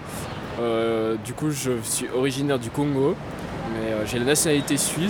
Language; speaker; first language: French; early bilingual, other home language; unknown